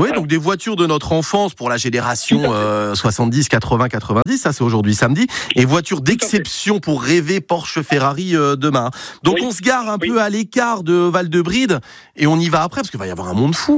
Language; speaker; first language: French; native; French